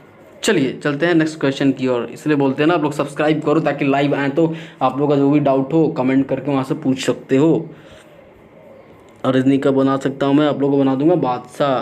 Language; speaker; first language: Hindi; native; Hindi